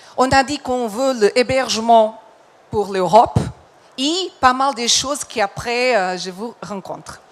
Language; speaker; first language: French; non-native, fluent; Portuguese